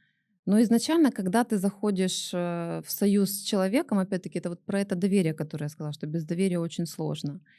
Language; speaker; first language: Russian; native; Russian